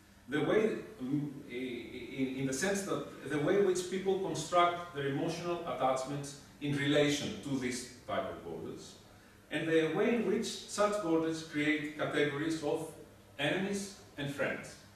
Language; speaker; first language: English; non-native, fluent; Greek